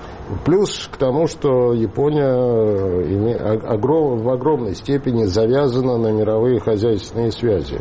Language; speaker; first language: Russian; native; Russian